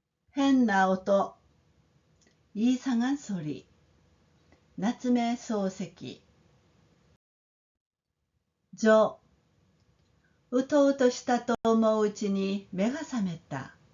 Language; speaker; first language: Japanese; non-native, fluent; Korean